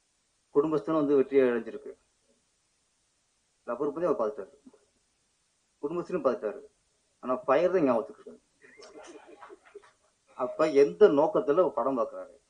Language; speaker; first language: Tamil; native; Tamil